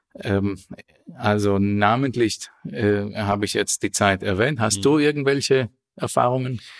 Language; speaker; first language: German; non-native, fluent; Hebrew